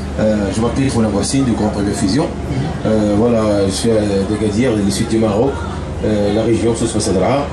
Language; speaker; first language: French; non-native, fluent; Tachelhit